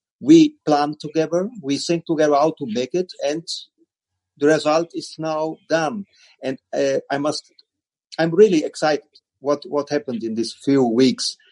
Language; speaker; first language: English; non-native, learner; German